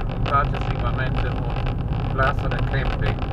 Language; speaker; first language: Spanish; non-native, learner; German